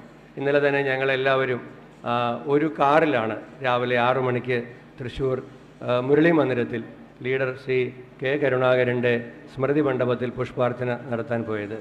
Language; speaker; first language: Malayalam; native; Malayalam